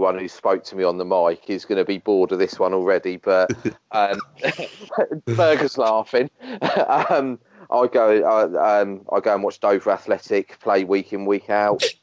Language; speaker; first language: English; native; English